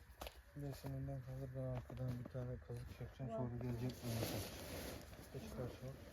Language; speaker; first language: Turkish; native; Turkish